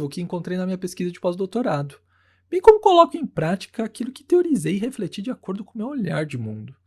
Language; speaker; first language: Portuguese; native; Portuguese